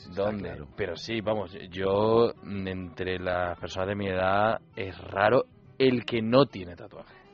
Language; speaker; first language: Spanish; native; Spanish